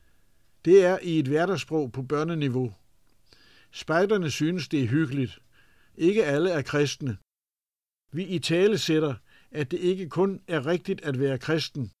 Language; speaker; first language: Danish; native; Danish